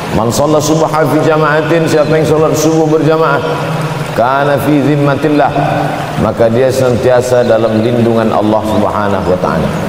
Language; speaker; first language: Malay; native; Malay